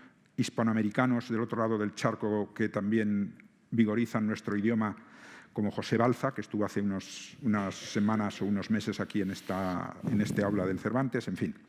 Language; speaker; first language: Spanish; native; Spanish